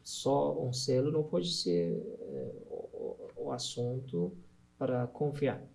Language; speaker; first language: Portuguese; non-native, learner; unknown